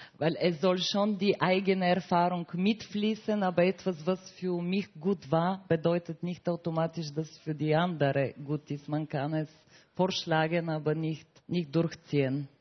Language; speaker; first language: German; non-native, fluent; Bulgarian